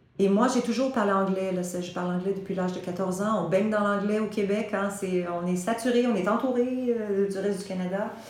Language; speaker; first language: French; native; French